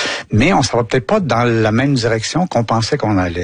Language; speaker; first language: French; native; French